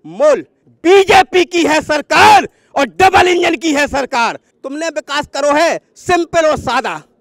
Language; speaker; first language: Hindi; native; Hindi